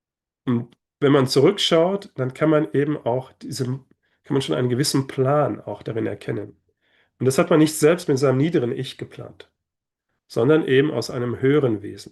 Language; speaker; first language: German; native; German